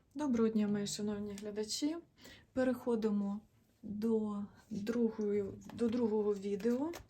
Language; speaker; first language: Ukrainian; non-native, local second language; Russian